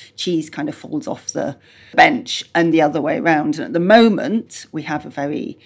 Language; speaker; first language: English; native; English